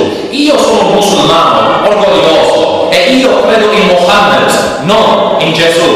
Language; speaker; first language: Italian; non-native, learner; English